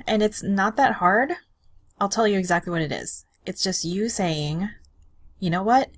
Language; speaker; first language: English; native; English